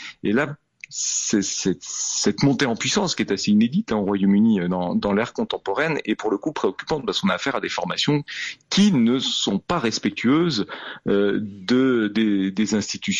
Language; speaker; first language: French; native; French